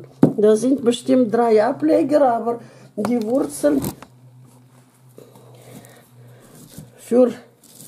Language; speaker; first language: German; non-native, fluent; Russian